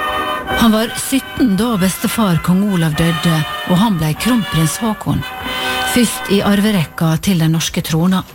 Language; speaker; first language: Norwegian; native; Norwegian